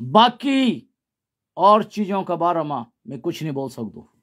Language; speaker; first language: Hindi; non-native, local second language; Garhwali